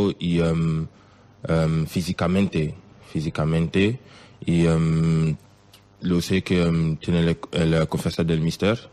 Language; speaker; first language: Spanish; non-native, learner; French